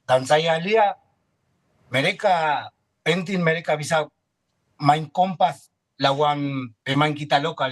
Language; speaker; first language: Indonesian; non-native, fluent; Spanish